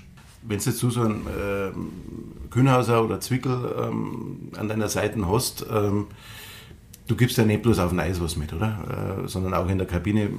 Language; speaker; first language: German; native; German